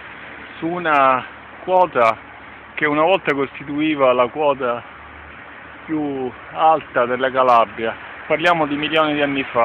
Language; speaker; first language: Italian; native; Italian